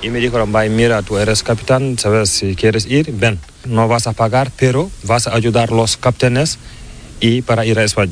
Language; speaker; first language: Spanish; non-native, learner; Fula